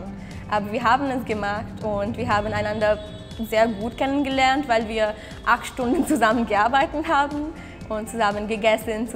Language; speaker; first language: German; non-native, fluent; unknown